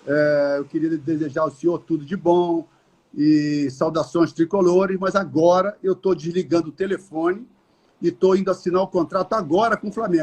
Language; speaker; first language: Portuguese; native; Portuguese